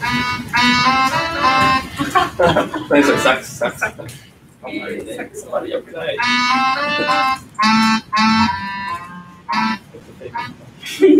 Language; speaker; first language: Japanese; non-native, fluent; English